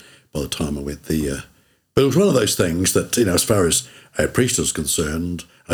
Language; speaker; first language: English; native; English